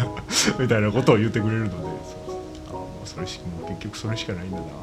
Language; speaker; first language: Japanese; native; Japanese